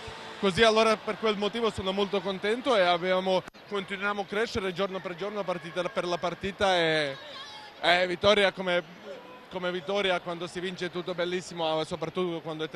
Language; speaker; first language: Italian; non-native, fluent; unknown